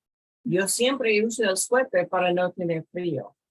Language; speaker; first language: Spanish; non-native, fluent; English